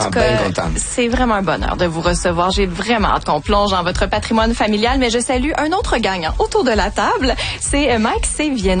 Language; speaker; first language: French; native; French